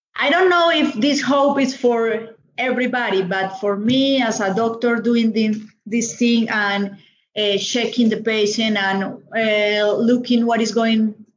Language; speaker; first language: English; non-native, learner; Spanish